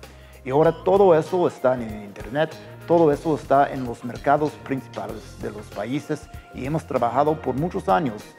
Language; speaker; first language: Spanish; non-native, fluent; English